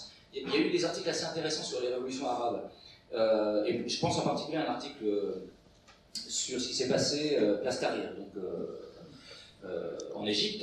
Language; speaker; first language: French; native; French